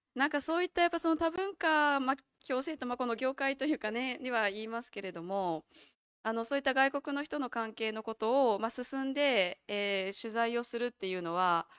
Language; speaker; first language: Japanese; native; Japanese